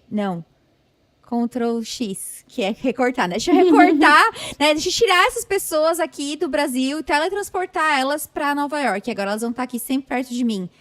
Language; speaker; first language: Portuguese; native; Portuguese